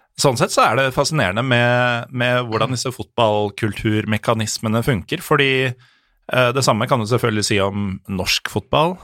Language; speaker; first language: Norwegian; native; Norwegian